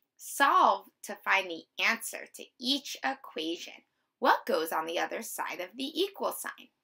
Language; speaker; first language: English; native; English